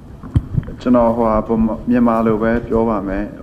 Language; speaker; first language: Burmese; non-native, local second language; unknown